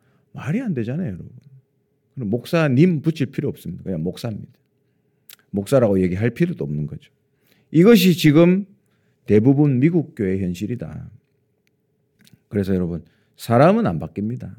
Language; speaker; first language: Korean; native; Korean